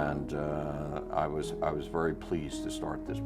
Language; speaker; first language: English; native; English